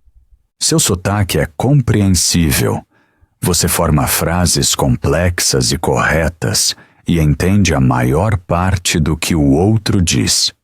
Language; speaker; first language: Portuguese; non-native, fluent; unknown